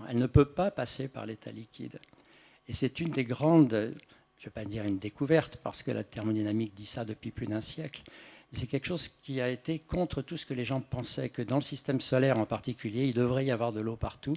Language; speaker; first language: French; native; French